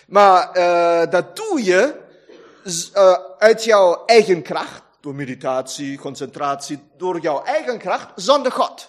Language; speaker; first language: Dutch; non-native, fluent; German